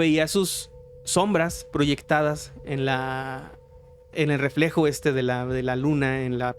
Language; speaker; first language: Spanish; native; Spanish